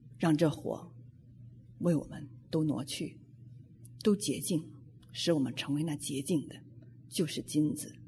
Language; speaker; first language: Chinese; native; Chinese